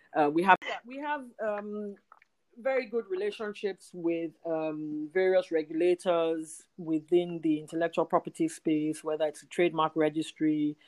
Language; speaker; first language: English; non-native, local second language; Yoruba